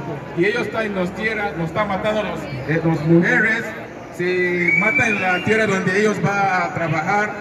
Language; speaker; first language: Spanish; non-native, learner; Igbo